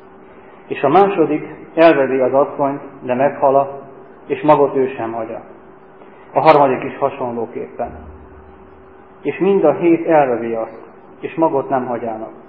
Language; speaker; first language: Hungarian; native; Hungarian